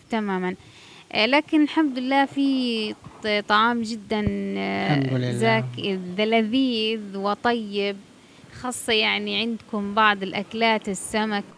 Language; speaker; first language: Arabic; native; Arabic